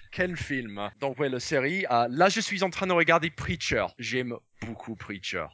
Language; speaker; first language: French; non-native, fluent; English